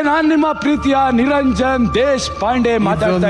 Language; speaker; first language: Kannada; native; Kannada